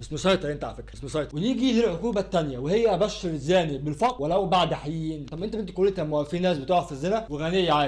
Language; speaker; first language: Arabic; native; Arabic